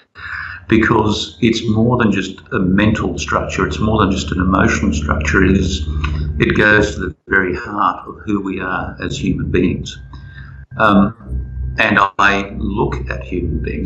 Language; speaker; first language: English; native; English